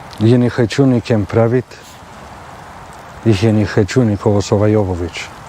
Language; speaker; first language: Russian; non-native, learner; English